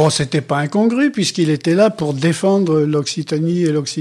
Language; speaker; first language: French; native; French